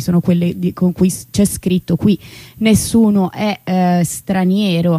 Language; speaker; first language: Italian; native; Italian